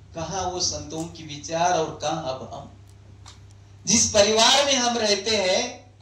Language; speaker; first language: Hindi; non-native, local second language; Marathi